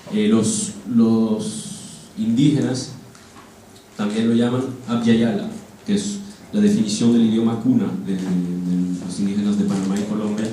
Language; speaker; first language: Spanish; non-native, fluent; French